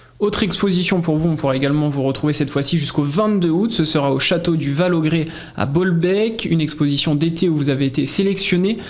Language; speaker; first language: French; native; French